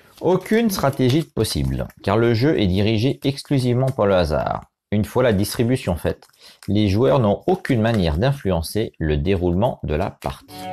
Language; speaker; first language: French; native; French